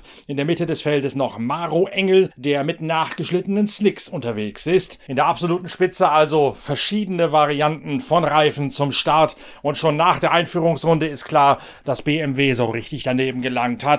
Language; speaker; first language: German; native; German